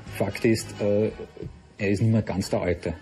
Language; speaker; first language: German; native; German